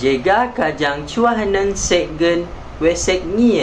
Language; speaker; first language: Korean; non-native, learner; Malay